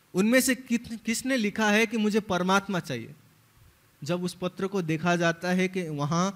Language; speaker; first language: Hindi; native; Hindi